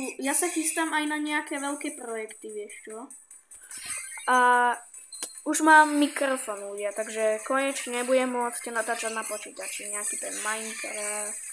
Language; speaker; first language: Slovak; non-native, local second language; Hungarian